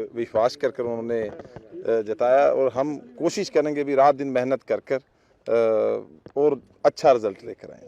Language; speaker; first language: Hindi; non-native, local second language; Punjabi